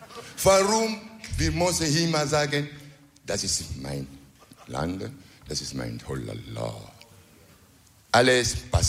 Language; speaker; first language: German; non-native, learner; French